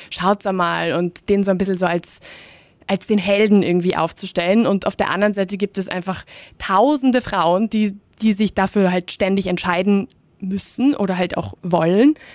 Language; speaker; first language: German; native; German